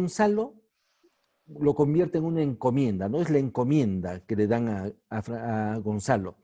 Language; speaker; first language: Spanish; native; Spanish